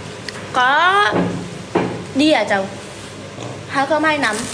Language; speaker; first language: Vietnamese; non-native, learner; Javanese